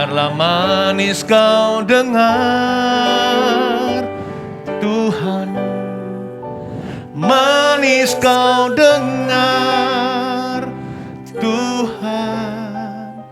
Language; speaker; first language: Indonesian; native; Indonesian